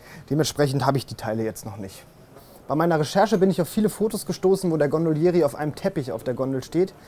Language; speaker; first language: German; native; German